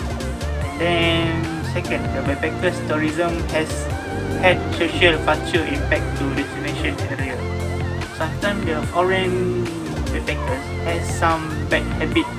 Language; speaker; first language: English; non-native, learner; Malay